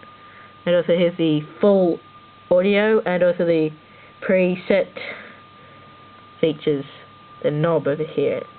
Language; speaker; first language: English; native; English